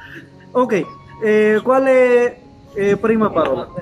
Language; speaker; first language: Italian; non-native, learner; Urdu